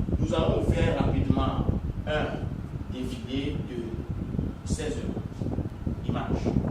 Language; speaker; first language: French; non-native, local second language; Ewe